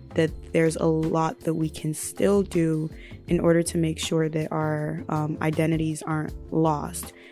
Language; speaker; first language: English; early bilingual, other home language; Yoruba